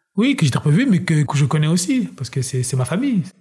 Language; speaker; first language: French; native; French